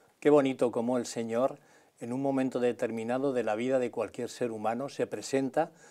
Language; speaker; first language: Spanish; native; Spanish